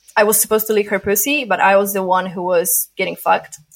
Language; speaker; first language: English; non-native, fluent; Polish